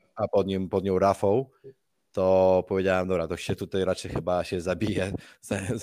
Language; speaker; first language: Polish; early bilingual, heritage; Spanish